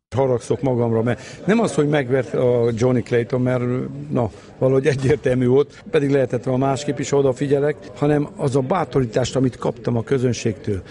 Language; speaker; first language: Hungarian; native; Hungarian